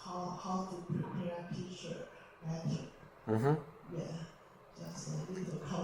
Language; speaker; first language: English; non-native, learner; Chinese